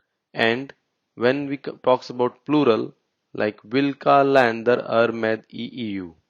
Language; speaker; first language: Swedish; non-native, learner; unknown